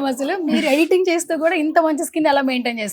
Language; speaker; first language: Telugu; native; Telugu